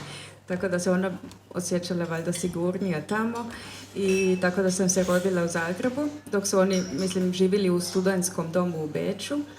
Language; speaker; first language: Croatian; early bilingual, heritage; German